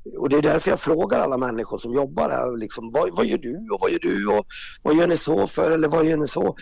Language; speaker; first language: Swedish; native; Swedish